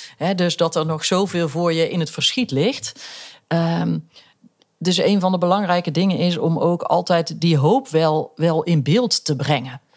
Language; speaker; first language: Dutch; native; Dutch